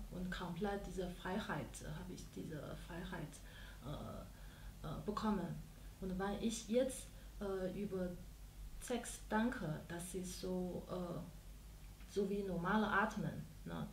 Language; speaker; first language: German; non-native, fluent; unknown